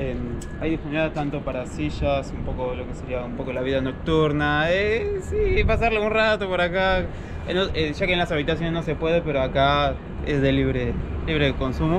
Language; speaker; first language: Spanish; native; Spanish